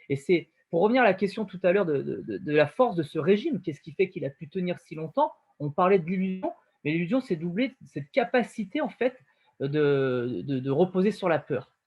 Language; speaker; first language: French; native; French